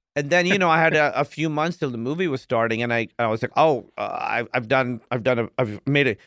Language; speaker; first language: English; non-native, local second language; Urdu